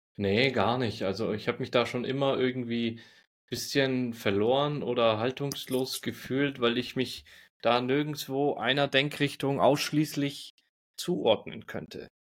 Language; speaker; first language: German; native; German